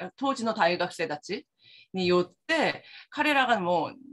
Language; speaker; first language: Japanese; non-native, fluent; Korean